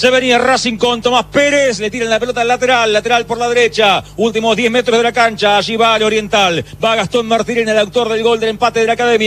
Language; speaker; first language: Spanish; native; Spanish